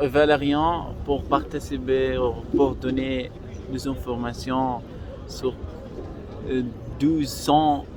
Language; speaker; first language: French; non-native, learner; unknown